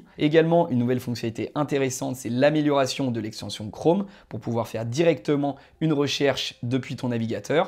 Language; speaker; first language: French; native; French